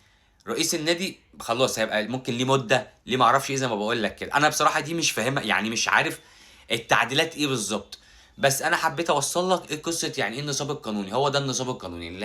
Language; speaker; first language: Arabic; native; Arabic